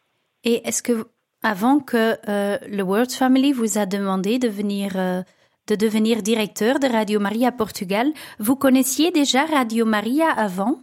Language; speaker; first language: French; non-native, local second language; Dutch